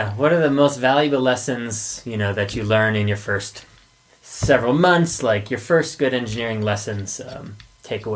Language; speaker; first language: English; native; English